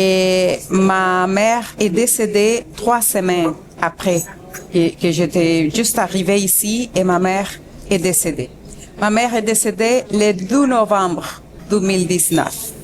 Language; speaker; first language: French; non-native, fluent; Spanish